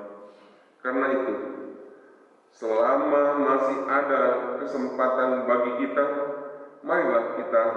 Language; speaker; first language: Indonesian; native; Indonesian